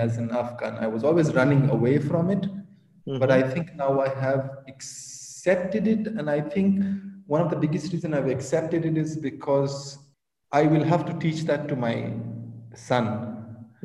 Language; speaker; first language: English; non-native, local second language; Pashto